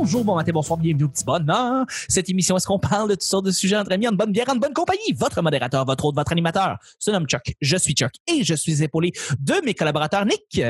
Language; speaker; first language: French; native; French